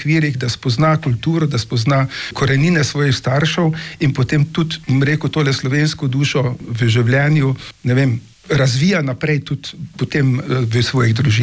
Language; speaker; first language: Slovenian; native; Slovenian